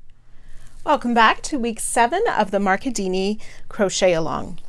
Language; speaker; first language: English; native; English